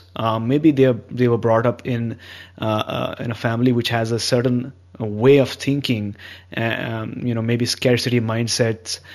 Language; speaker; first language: English; non-native, local second language; Hindi